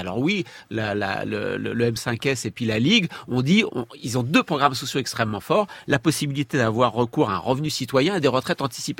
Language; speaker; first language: French; native; French